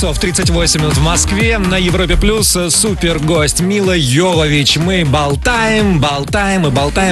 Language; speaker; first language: Russian; native; Russian